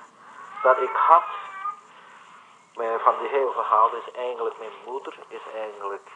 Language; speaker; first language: Dutch; non-native, learner; Vietnamese